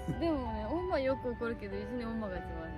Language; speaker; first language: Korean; non-native, learner; Japanese